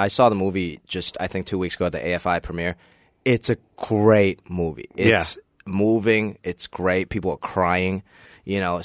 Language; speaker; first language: English; non-native, local second language; Cantonese